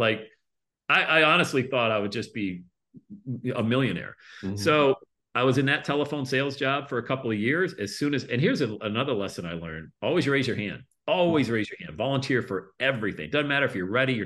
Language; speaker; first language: English; native; English